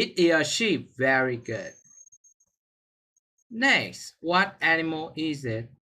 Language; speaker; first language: English; non-native, fluent; Vietnamese